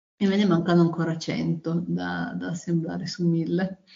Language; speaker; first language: Italian; native; Italian